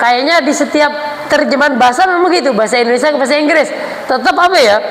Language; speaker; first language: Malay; non-native, local second language; Javanese